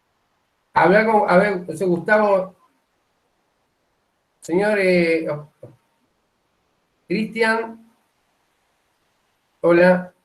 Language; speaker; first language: Spanish; native; Spanish